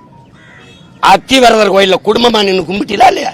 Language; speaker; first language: Tamil; native; Tamil